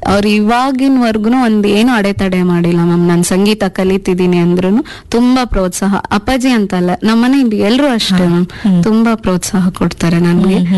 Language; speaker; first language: Kannada; non-native, local second language; Urdu